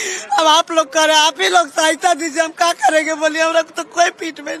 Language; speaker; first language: Hindi; non-native, local second language; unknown